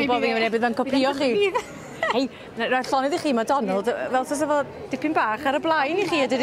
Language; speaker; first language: Welsh; native; Welsh